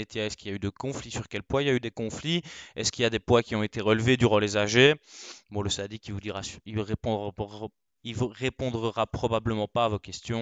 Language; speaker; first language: French; native; French